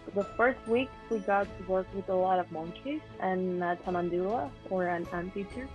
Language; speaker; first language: English; non-native, fluent; Spanish